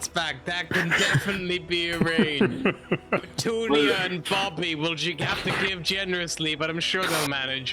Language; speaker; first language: English; native; English